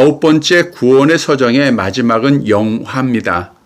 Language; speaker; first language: Korean; native; Korean